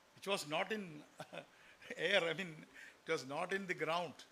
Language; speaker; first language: English; non-native, local second language; Malayalam